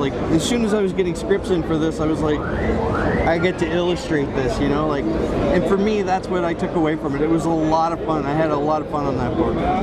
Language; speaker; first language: English; native; English